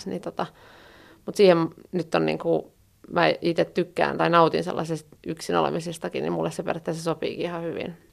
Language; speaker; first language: Finnish; native; Finnish